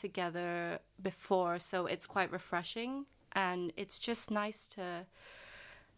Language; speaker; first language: English; non-native, local second language; Cantonese